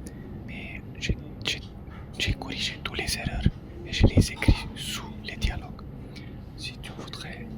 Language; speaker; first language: French; non-native, learner; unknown